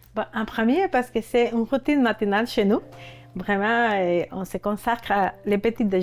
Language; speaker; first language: French; non-native, fluent; Spanish